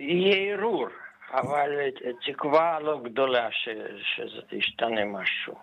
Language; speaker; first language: Hebrew; non-native, fluent; Russian